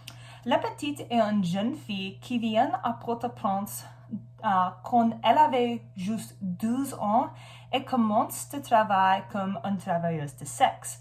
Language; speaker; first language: French; non-native, learner; English